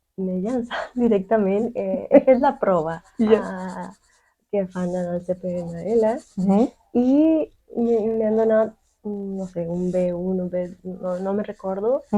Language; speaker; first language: Catalan; non-native, fluent; Spanish